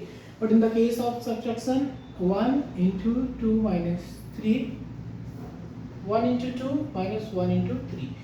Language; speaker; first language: English; non-native, local second language; Hindi